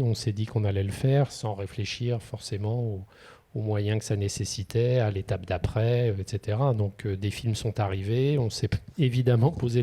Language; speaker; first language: French; native; French